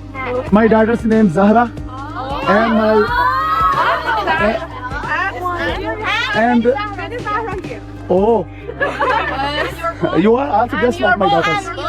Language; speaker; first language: English; non-native, learner; Urdu